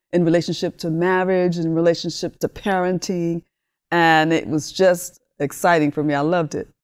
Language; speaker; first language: English; early bilingual, other home language; Spanish